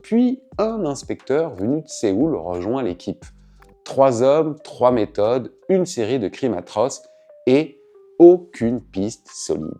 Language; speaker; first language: French; native; French